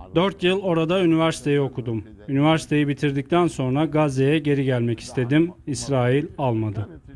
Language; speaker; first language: Turkish; non-native, fluent; Arabic